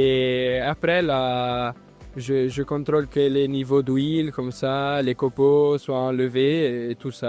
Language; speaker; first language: French; non-native, fluent; Italian